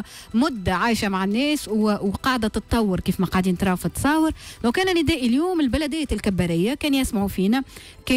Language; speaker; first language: Arabic; native; Arabic